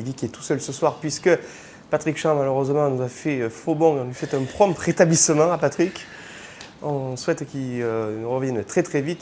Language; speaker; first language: French; native; French